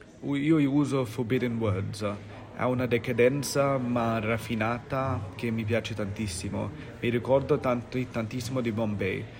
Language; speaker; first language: Italian; non-native, fluent; Hindi